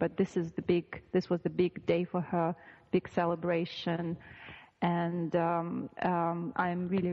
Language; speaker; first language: English; non-native, fluent; Russian